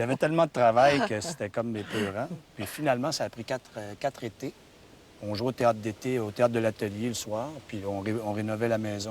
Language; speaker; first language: French; native; French